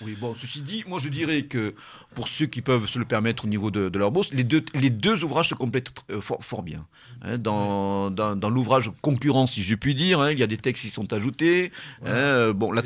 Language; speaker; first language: French; native; French